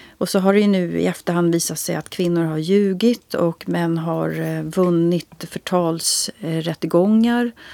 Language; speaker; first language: Swedish; native; Swedish